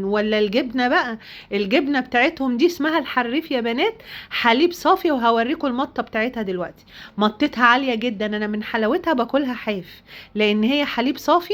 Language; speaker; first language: Arabic; native; Arabic